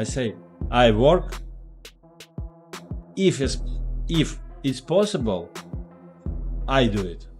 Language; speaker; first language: English; non-native, learner; Ukrainian